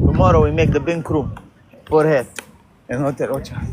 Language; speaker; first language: English; non-native, learner; Arabic